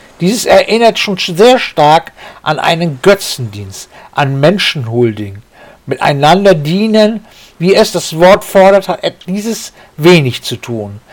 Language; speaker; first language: German; native; German